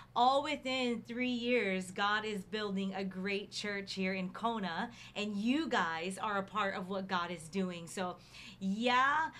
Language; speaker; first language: English; native; English